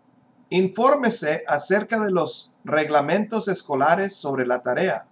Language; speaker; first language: Spanish; non-native, fluent; English